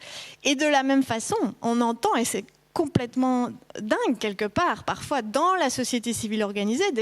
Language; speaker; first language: French; native; French